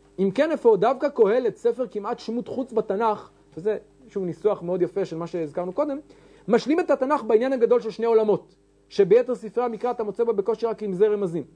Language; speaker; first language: Hebrew; native; Hebrew